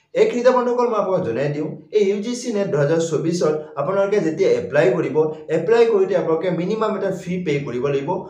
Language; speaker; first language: Assamese; non-native, local second language; Karbi